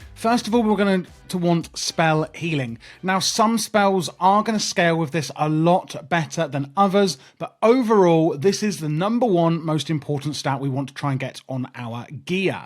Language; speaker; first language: English; native; English